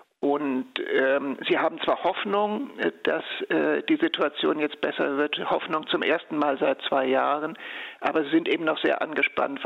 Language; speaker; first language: German; native; German